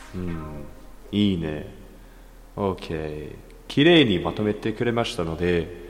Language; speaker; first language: Japanese; non-native, fluent; English